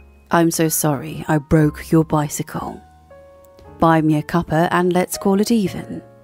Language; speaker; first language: English; non-native, fluent; Korean